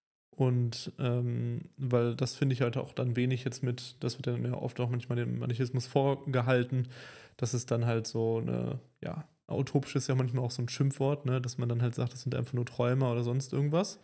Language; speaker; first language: German; native; German